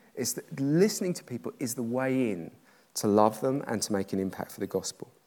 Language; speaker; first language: English; native; English